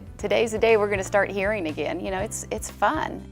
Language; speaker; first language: English; native; English